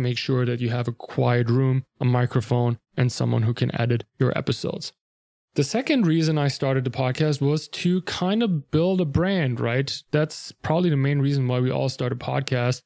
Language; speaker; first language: English; non-native, fluent; German